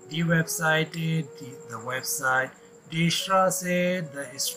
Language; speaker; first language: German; non-native, fluent; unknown